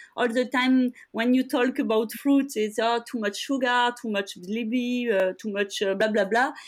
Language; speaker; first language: English; non-native, learner; French